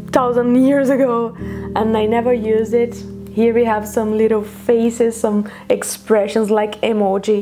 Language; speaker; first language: English; non-native, fluent; Portuguese